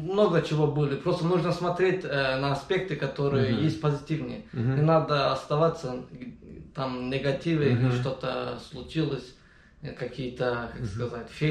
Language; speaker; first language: Russian; non-native, learner; Azerbaijani